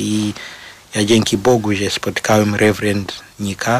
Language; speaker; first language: Polish; non-native, fluent; Shona